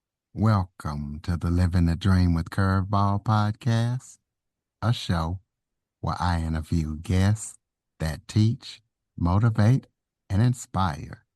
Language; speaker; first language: English; native; English